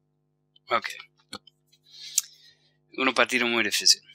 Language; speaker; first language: Spanish; non-native, fluent; English